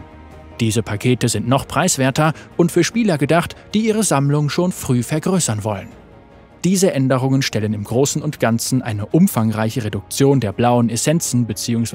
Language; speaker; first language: German; native; German